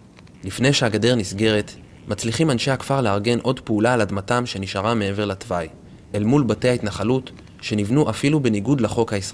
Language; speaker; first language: Hebrew; native; Hebrew